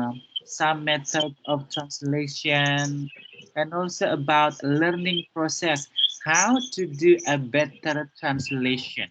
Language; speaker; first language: English; non-native, fluent; Indonesian